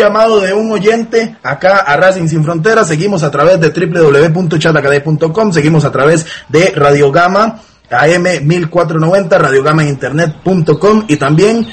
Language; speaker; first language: Spanish; native; Spanish